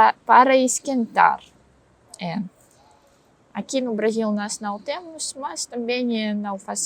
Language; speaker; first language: Portuguese; non-native, learner; Russian